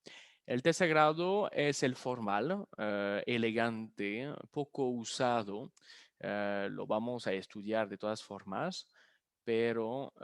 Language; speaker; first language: Spanish; non-native, fluent; French